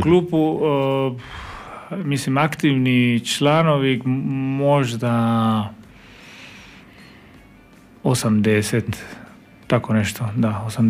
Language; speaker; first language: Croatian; non-native, learner; Spanish